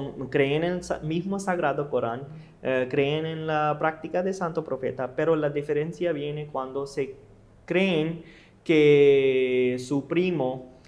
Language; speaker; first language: Spanish; non-native, learner; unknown